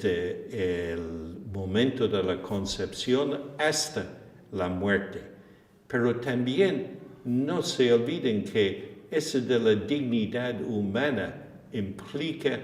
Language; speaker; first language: Spanish; non-native, fluent; English